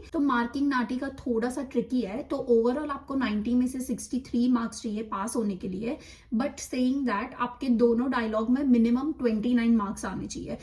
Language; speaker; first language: Hindi; non-native, local second language; Gujarati